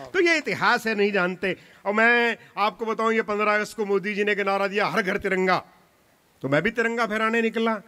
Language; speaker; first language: Hindi; non-native, local second language; Punjabi